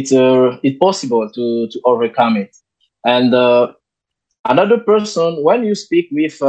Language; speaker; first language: English; non-native, learner; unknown